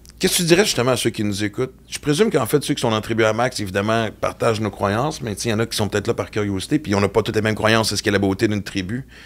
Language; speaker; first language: French; native; French